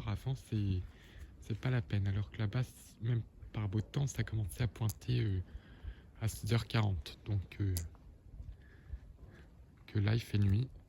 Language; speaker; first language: French; native; French